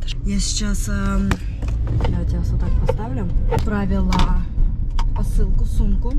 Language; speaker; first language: Russian; native; Russian